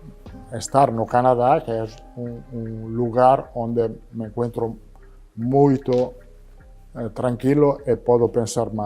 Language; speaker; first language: Portuguese; non-native, learner; Italian